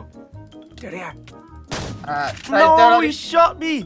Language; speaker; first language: English; native; English